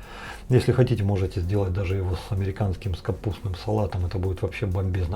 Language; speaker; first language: Russian; native; Russian